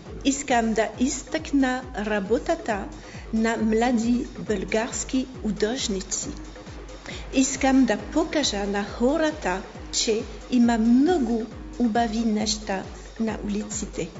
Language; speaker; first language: Bulgarian; non-native, fluent; French